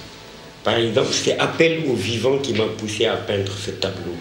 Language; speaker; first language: French; non-native, local second language; Wolof